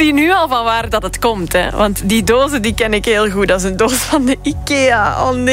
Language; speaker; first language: Dutch; native; Dutch